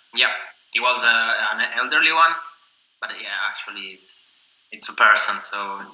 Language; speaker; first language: English; non-native, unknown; Italian